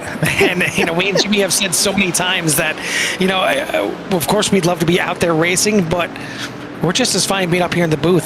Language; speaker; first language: English; native; English